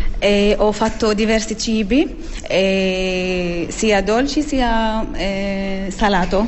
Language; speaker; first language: Italian; non-native, learner; Arabic